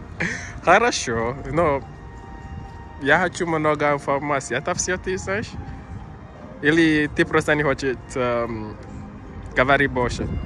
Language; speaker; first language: Russian; non-native, learner; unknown